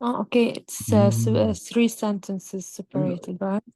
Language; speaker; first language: English; non-native, learner; Arabic